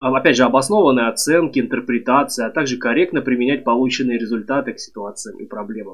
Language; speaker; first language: Russian; native; Russian